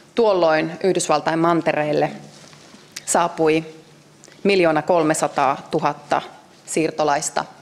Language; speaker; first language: Finnish; native; Finnish